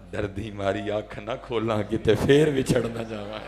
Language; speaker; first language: Urdu; non-native, local second language; Punjabi